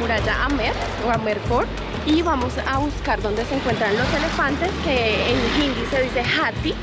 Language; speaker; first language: Spanish; native; Spanish